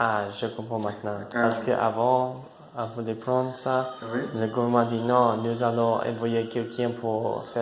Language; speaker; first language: French; non-native, learner; English